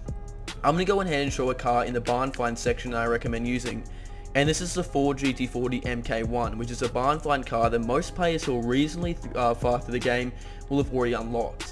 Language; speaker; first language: English; native; English